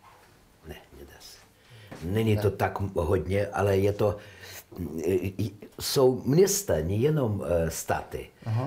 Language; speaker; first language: Czech; non-native, learner; Russian